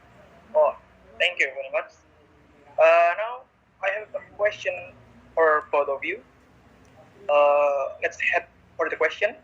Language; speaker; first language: English; non-native, learner; Indonesian